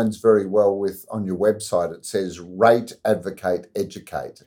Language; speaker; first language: English; native; English